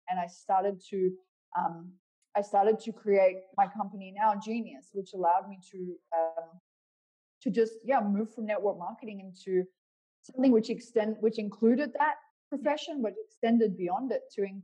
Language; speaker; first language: English; native; English